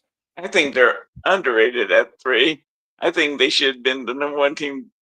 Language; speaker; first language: English; native; English